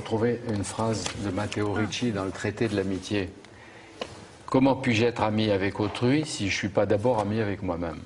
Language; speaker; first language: French; native; French